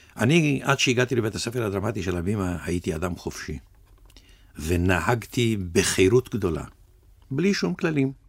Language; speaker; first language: Hebrew; early bilingual, other home language; Russian